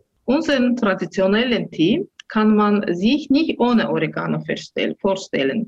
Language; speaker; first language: German; non-native, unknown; Azerbaijani